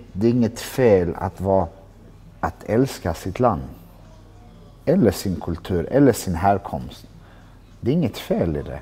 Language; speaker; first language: Swedish; early bilingual, other home language; Albanian